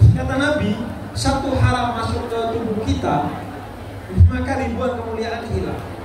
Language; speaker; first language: Indonesian; non-native, local second language; Madurese